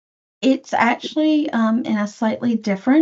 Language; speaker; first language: English; native; English